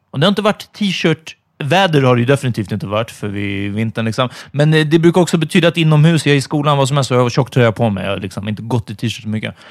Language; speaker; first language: Swedish; native; Swedish